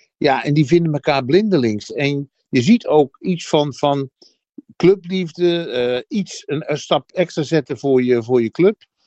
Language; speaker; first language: Dutch; native; Dutch